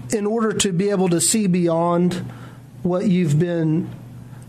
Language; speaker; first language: English; native; English